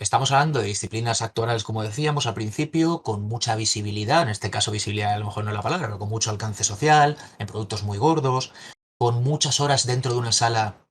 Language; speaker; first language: Spanish; native; Spanish